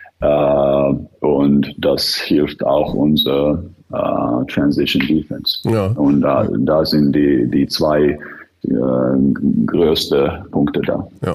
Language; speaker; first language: German; non-native, fluent; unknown